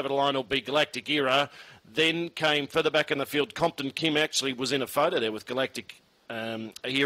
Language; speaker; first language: English; native; English